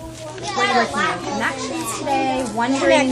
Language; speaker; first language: English; native; English